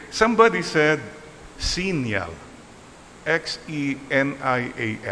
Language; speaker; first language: English; non-native, local second language; Filipino